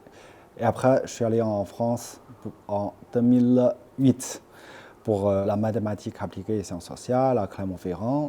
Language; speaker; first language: French; non-native, fluent; Chinese